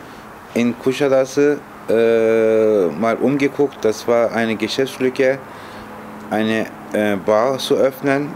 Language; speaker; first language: German; non-native, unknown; Turkish